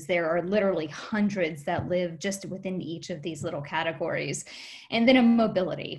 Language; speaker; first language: English; native; English